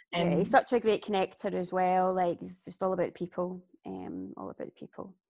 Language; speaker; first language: English; native; English